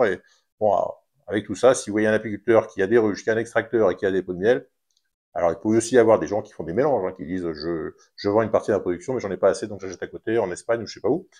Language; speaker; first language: French; native; French